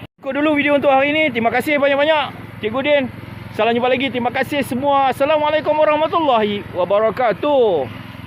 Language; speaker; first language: Malay; native; Malay